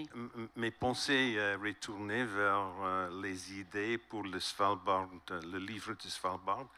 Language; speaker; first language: French; non-native, learner; English